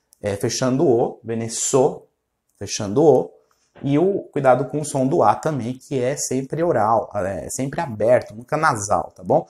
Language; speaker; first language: Portuguese; non-native, fluent; Spanish